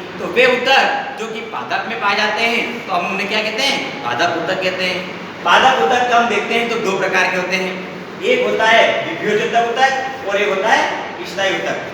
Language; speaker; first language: Hindi; native; Hindi